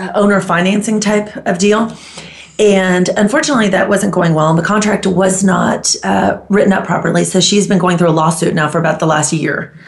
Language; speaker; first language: English; non-native, fluent; Greek